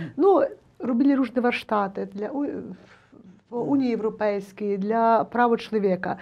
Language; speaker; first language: Polish; non-native, learner; Ukrainian